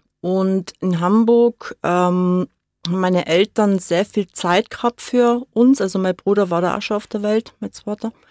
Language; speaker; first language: German; native; German